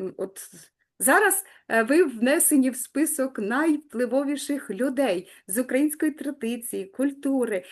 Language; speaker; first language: Ukrainian; native; Ukrainian